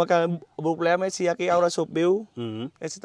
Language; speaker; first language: Portuguese; non-native, learner; Vietnamese